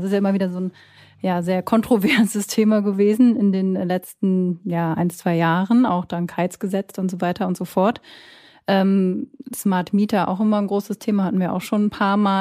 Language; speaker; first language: German; native; German